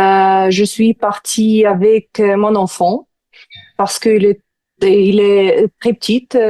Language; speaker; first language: French; non-native, fluent; Ukrainian